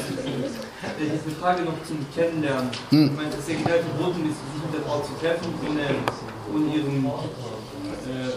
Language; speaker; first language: German; non-native, learner; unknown